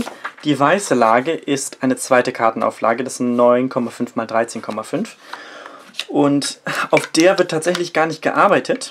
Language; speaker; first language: German; native; German